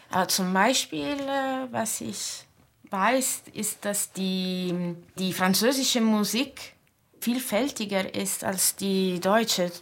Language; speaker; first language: German; non-native, fluent; Italian